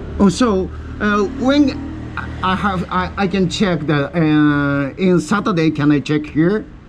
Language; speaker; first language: English; non-native, learner; Japanese